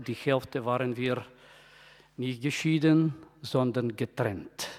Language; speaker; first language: German; non-native, fluent; Bulgarian